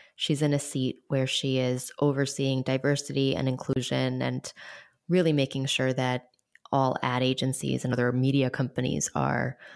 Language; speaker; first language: English; native; English